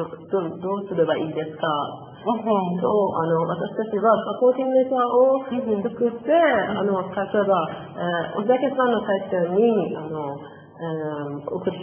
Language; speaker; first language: Japanese; non-native, learner; Persian